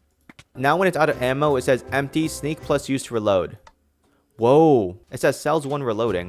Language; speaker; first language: English; native; English